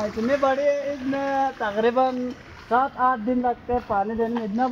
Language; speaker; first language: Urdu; non-native, local second language; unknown